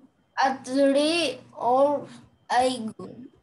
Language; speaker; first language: English; non-native, learner; Spanish